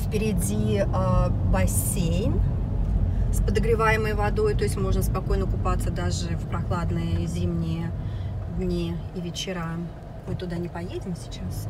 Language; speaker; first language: Russian; native; Russian